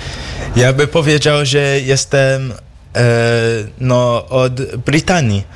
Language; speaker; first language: Polish; early bilingual, heritage; English